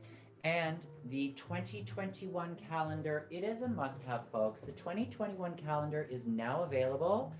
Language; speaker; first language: English; native; English